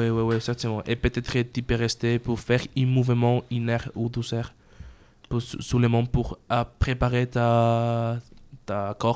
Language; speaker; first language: French; non-native, learner; Spanish